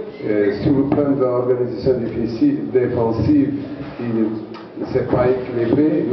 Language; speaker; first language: French; non-native, fluent; Portuguese